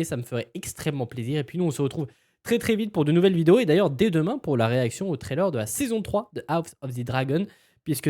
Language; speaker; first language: French; native; French